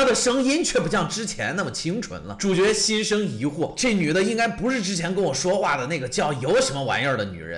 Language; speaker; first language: Chinese; native; Chinese